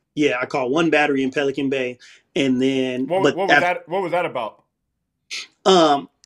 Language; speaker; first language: English; native; English